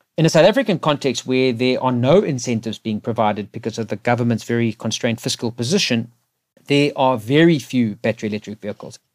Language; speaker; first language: English; native; English